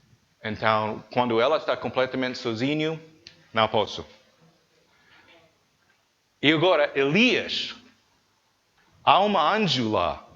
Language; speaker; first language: Portuguese; non-native, learner; English